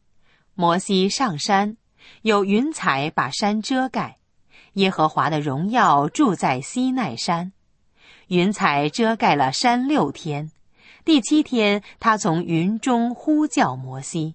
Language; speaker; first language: Chinese; native; Chinese